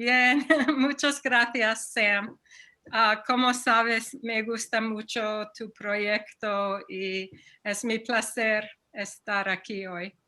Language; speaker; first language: Spanish; non-native, fluent; English